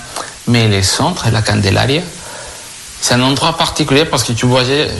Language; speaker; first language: French; non-native, fluent; Spanish